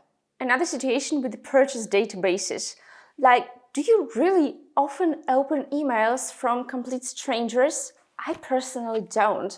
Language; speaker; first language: English; non-native, fluent; Russian